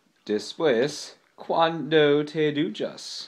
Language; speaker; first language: Spanish; non-native, learner; English